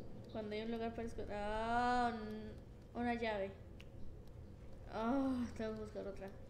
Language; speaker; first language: Spanish; native; Spanish